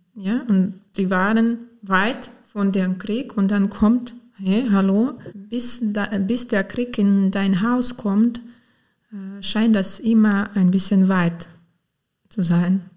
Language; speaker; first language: German; non-native, fluent; Ukrainian